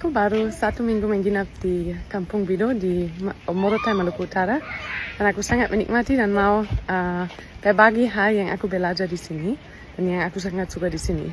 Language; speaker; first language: Indonesian; non-native, fluent; German